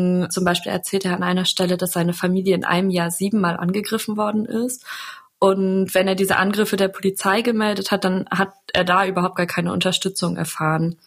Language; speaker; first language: German; native; German